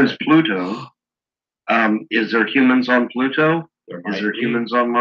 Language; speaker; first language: English; native; English